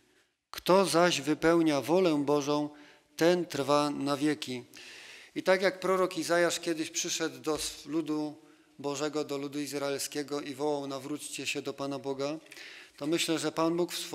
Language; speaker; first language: Polish; native; Polish